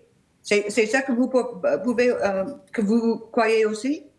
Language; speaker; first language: French; non-native, learner; English